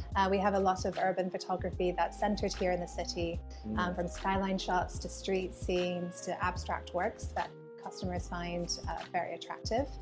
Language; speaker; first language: English; native; English